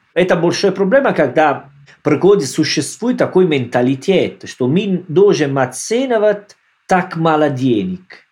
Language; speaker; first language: Russian; non-native, learner; Italian